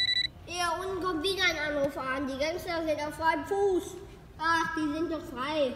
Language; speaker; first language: German; native; German